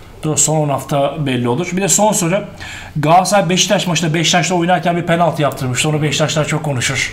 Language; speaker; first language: Turkish; native; Turkish